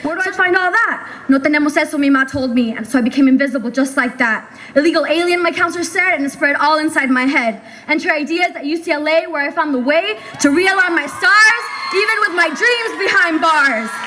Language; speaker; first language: English; early bilingual, other home language; Spanish